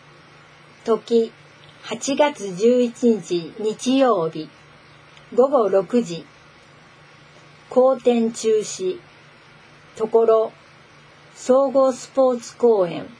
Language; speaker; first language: Japanese; native; Japanese